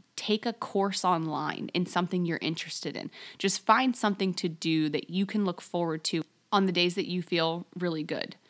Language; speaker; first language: English; native; English